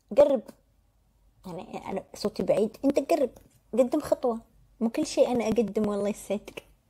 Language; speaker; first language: Arabic; native; Arabic